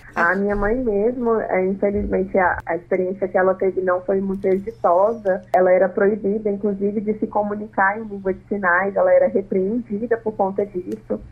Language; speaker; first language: Portuguese; non-native, local second language; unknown